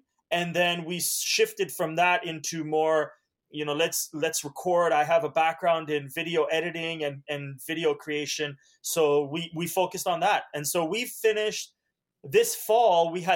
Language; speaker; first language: English; early bilingual, other home language; Hungarian